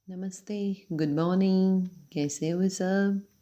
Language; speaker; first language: Hindi; non-native, local second language; Gujarati